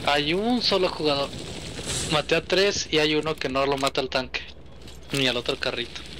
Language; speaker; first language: Spanish; native; Spanish